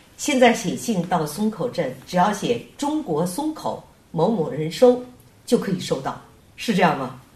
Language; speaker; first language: Chinese; native; Chinese